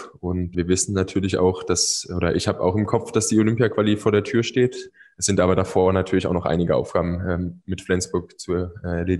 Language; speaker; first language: German; native; German